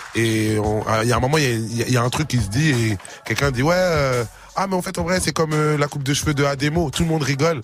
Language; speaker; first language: French; early bilingual, other home language; Lingala